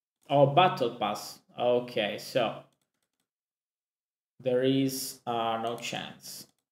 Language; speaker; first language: English; non-native, fluent; Italian